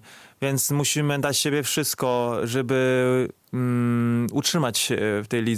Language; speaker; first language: Polish; non-native, fluent; Chinese